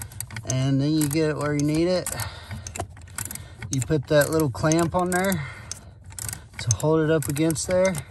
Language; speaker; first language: English; native; English